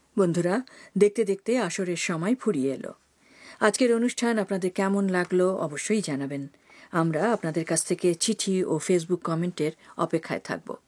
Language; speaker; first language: Bangla; native; Bangla